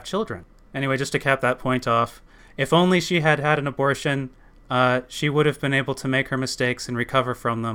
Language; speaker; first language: English; native; English